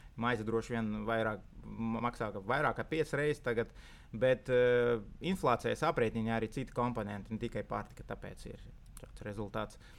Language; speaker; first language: Latvian; non-native, local second language; Russian